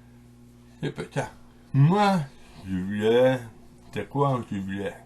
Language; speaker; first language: French; non-native, local second language; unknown